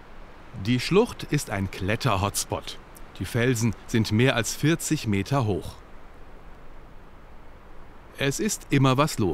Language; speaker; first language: German; native; German